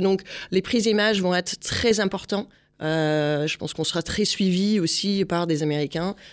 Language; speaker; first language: French; non-native, fluent; English